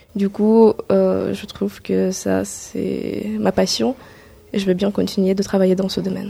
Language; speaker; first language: French; non-native, fluent; Kazakh